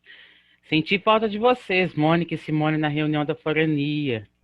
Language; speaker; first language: Portuguese; native; Portuguese